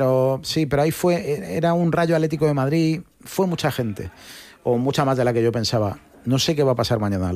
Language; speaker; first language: Spanish; native; Spanish